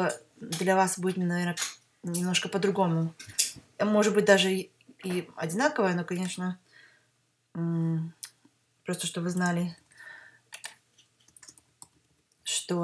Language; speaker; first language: Russian; early bilingual, heritage; Russian